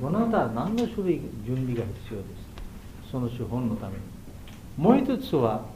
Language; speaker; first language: Japanese; non-native, learner; Bangla